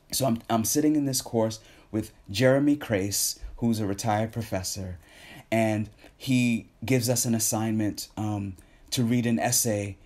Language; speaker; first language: English; native; English